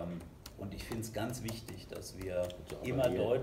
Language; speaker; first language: German; native; German